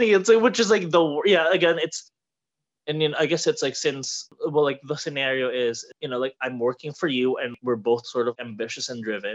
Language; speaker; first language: English; non-native, local second language; Filipino